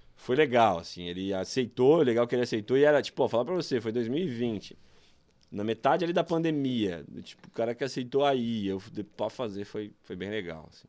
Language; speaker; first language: Portuguese; native; Portuguese